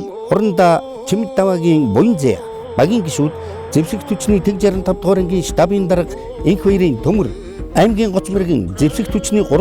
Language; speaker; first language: Mongolian; native; Mongolian